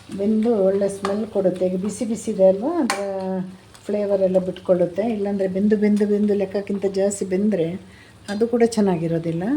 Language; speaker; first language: Kannada; non-native, local second language; Malayalam